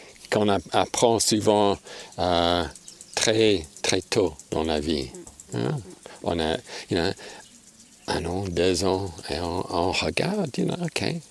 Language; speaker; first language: French; non-native, fluent; English